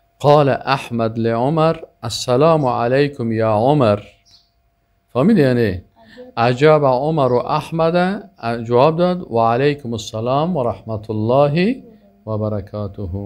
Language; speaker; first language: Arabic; non-native, fluent; Persian